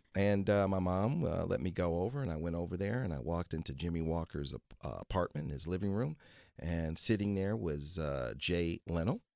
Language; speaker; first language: English; native; English